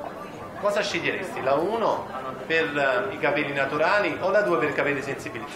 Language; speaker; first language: Italian; native; Italian